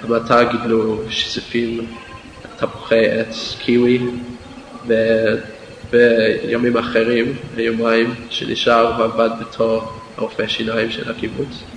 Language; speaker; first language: Hebrew; non-native, fluent; English